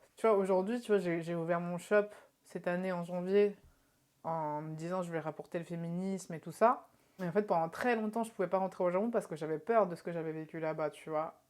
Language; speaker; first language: French; early bilingual, other home language; Japanese